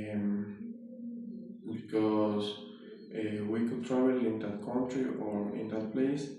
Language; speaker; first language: English; non-native, learner; Spanish